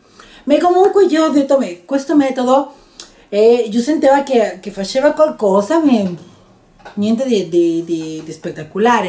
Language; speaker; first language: Italian; non-native, learner; Spanish